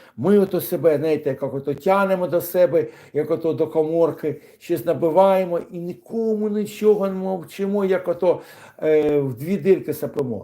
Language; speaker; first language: Ukrainian; non-native, local second language; Russian